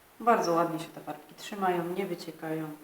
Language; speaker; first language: Polish; native; Polish